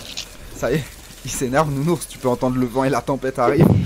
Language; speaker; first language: French; native; French